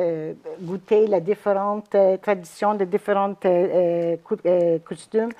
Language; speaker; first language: French; non-native, fluent; Greek